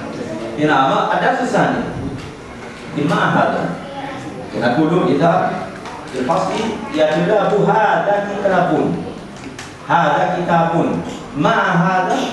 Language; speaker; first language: Arabic; non-native, learner; Malay